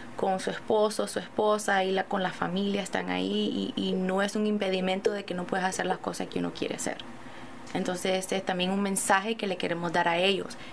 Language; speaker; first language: Spanish; early bilingual, other home language; English